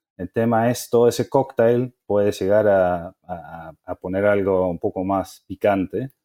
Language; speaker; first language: Spanish; non-native, fluent; Dutch